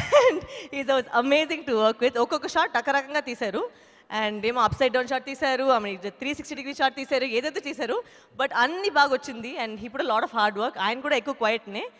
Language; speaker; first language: Telugu; non-native, fluent; Tamil